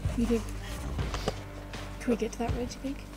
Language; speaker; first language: English; native; English